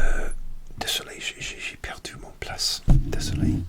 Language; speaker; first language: French; non-native, learner; English